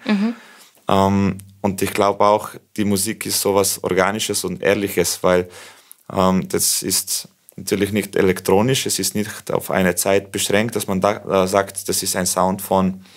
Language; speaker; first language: German; non-native, fluent; Slovenian